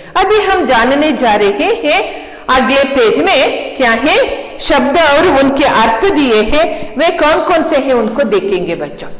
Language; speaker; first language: Hindi; non-native, local second language; Kannada